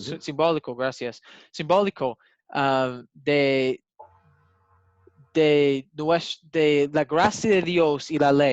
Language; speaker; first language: Spanish; non-native, learner; English